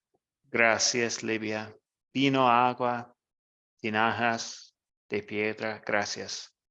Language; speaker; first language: Spanish; non-native, fluent; English